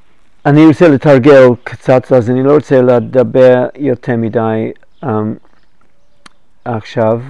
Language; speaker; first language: Hebrew; non-native, fluent; English